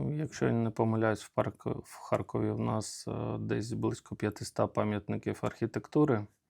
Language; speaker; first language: Ukrainian; native; Ukrainian